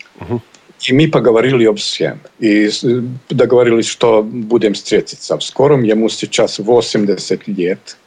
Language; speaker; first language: Russian; non-native, learner; Bosnian